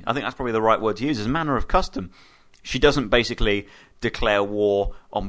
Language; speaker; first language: English; native; English